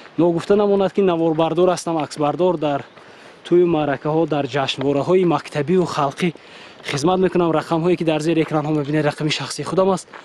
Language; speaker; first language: Tajik; native; Tajik